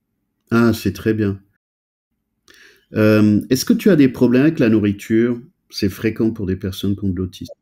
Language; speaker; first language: French; native; French